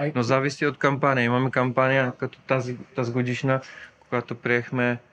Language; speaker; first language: Bulgarian; non-native, fluent; Czech